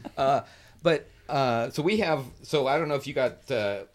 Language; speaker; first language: English; native; English